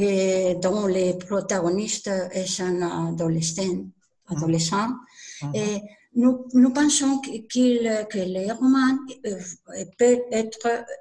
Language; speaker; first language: French; non-native, learner; Spanish